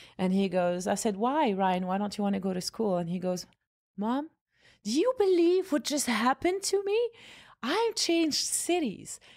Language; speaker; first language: English; non-native, fluent; Arabic